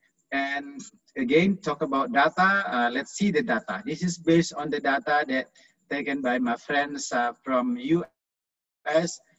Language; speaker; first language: English; non-native, fluent; Indonesian